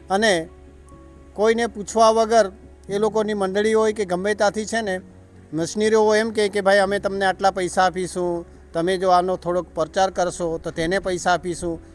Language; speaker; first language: Gujarati; non-native, local second language; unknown